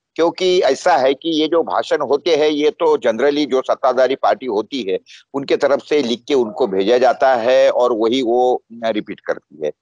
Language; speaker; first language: Hindi; non-native, local second language; Marathi